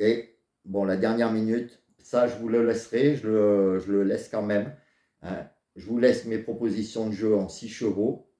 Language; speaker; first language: French; native; French